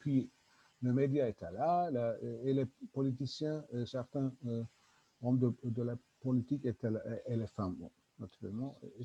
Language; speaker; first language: French; non-native, learner; Turkish